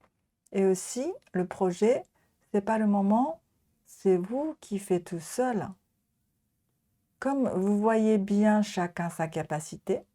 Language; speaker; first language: French; non-native, learner; Japanese